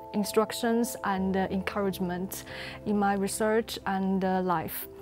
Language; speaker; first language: English; non-native, fluent; Chinese